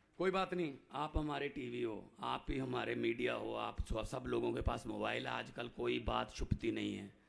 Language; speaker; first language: Hindi; non-native, local second language; Punjabi